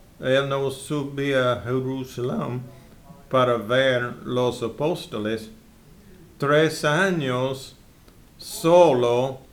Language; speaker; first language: Spanish; non-native, learner; English